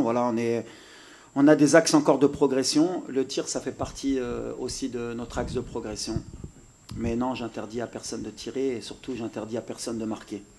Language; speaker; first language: French; native; French